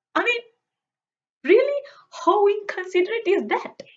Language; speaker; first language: English; non-native, local second language; Sinhala